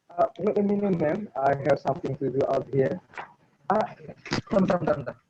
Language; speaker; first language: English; non-native, learner; Indonesian